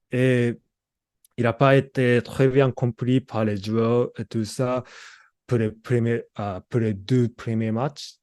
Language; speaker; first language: French; non-native, learner; Japanese